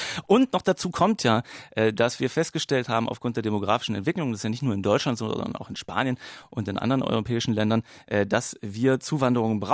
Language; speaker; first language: German; native; German